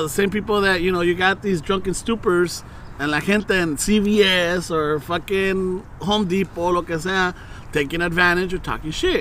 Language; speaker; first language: English; early bilingual, other home language; Spanish